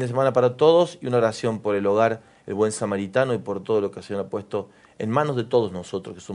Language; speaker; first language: Spanish; native; Spanish